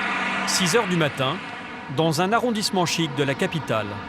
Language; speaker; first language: French; native; French